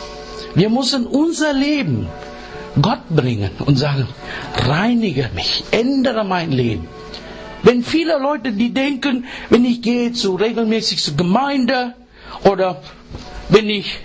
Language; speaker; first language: German; non-native, learner; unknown